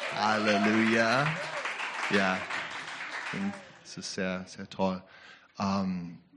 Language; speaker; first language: German; non-native, learner; English